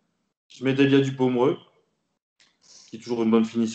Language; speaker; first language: French; native; French